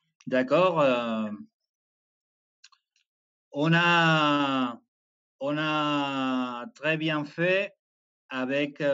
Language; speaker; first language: French; non-native, fluent; Spanish